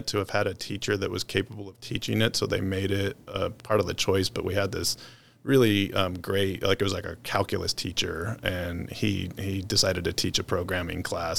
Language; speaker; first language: English; native; English